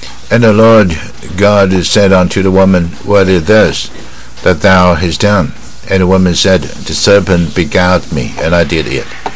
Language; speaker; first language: English; non-native, fluent; Chinese